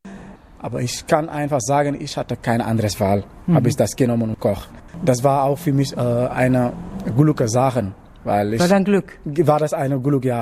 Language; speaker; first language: German; non-native, learner; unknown